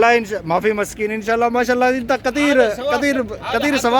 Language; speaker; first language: Arabic; non-native, learner; Urdu